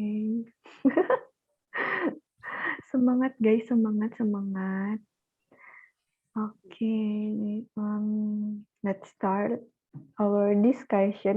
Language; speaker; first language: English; non-native, learner; Indonesian